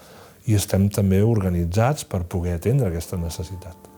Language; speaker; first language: Catalan; native; Catalan